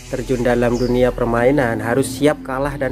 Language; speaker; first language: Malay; non-native, local second language; Javanese